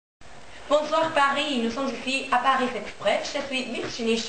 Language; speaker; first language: French; non-native, learner; Spanish